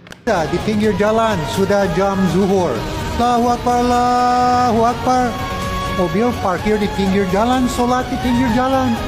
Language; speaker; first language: Indonesian; non-native, fluent; English